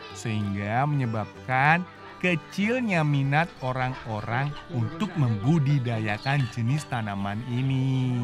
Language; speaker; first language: Indonesian; native; Indonesian